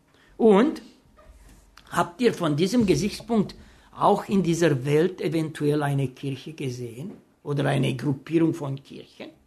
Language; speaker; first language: German; non-native, fluent; Romanian